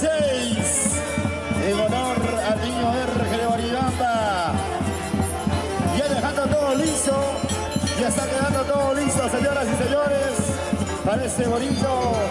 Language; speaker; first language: Spanish; native; Spanish